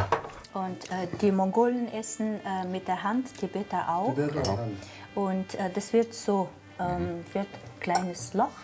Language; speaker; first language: German; non-native, fluent; Mongolian